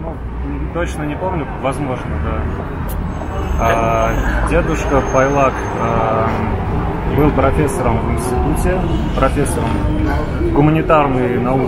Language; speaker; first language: Russian; native; Russian